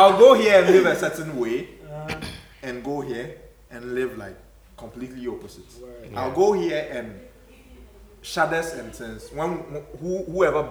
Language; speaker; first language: English; non-native, local second language; Akan